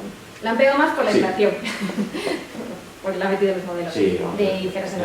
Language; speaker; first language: Spanish; native; Spanish